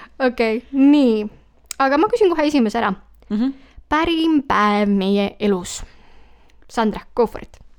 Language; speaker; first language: Estonian; native; Estonian